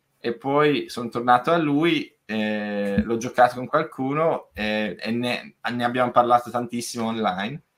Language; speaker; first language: Italian; non-native, fluent; English